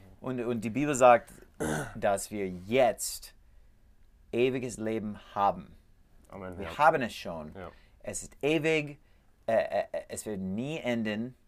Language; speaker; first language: German; non-native, learner; English